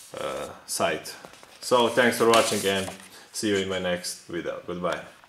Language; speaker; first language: English; non-native, fluent; Serbian